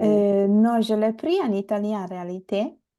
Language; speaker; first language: French; non-native, fluent; Bangla